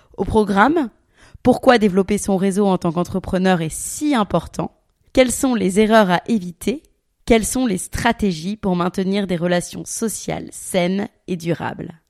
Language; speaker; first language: French; native; French